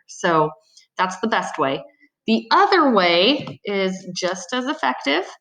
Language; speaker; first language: English; native; English